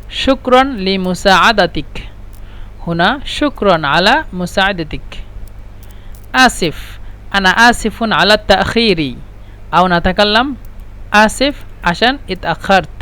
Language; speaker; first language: Arabic; non-native, fluent; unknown